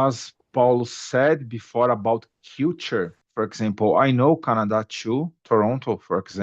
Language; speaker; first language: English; non-native, learner; Portuguese